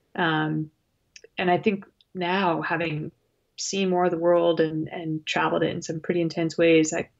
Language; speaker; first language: English; native; English